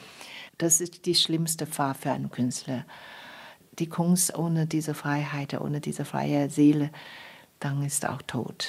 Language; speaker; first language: German; non-native, fluent; Chinese